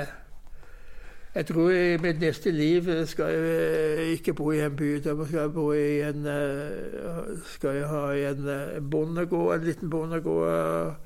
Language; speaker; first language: Norwegian; non-native, fluent; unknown